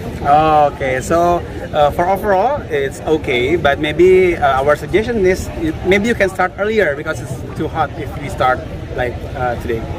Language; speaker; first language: English; non-native, learner; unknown